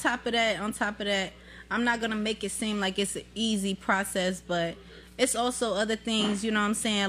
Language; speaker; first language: English; native; English